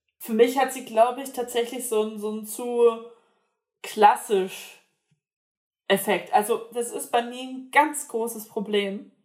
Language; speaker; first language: German; native; German